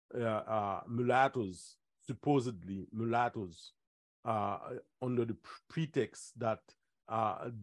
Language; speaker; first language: English; non-native, fluent; Haitian Creole